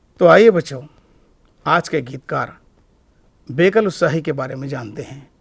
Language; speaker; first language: Urdu; native; Urdu